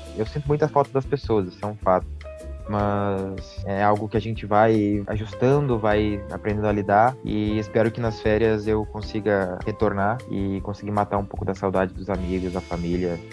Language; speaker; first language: Portuguese; native; Portuguese